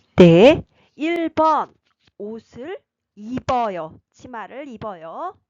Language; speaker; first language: Korean; native; Korean